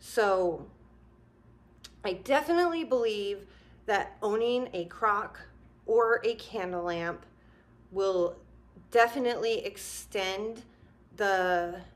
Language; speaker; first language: English; native; English